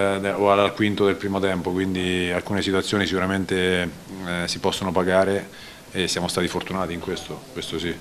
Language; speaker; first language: Italian; native; Italian